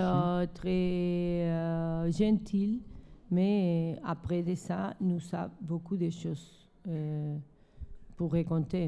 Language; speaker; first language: French; non-native, learner; Spanish